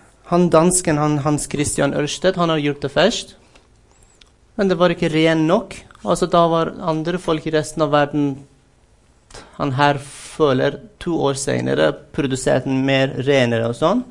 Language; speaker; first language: Norwegian; non-native, fluent; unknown